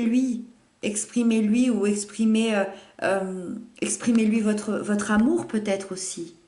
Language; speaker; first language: French; native; French